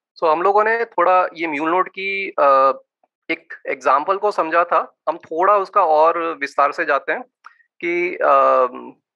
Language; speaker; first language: Hindi; non-native, local second language; Gujarati